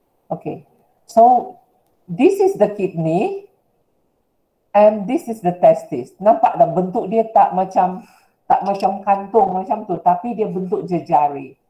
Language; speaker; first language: English; non-native, local second language; Malay